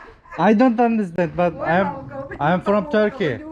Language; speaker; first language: English; non-native, learner; Turkish